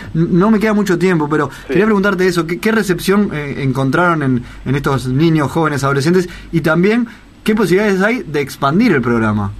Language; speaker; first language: Spanish; native; Spanish